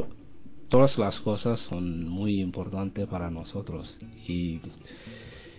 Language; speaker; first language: Spanish; non-native, learner; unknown